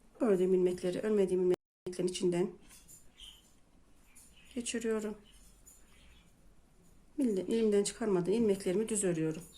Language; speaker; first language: Turkish; native; Turkish